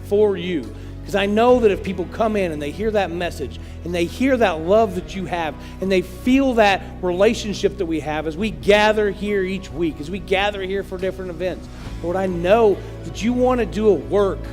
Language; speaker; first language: English; native; English